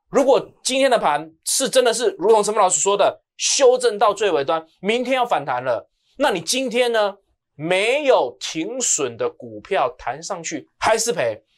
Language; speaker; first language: Chinese; native; Chinese